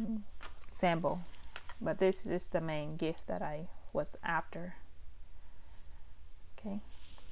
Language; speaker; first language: English; non-native, fluent; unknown